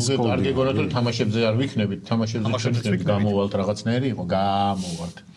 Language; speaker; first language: Georgian; native; Georgian